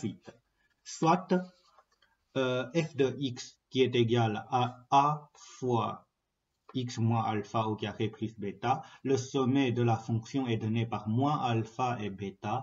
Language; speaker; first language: French; non-native, fluent; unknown